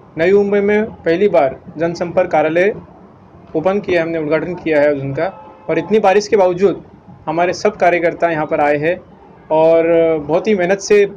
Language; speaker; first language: Hindi; non-native, local second language; Urdu